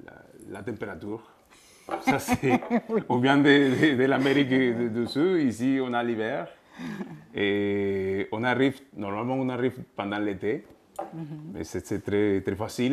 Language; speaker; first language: French; non-native, fluent; Spanish